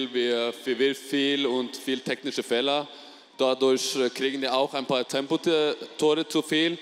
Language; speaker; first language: German; non-native, fluent; Norwegian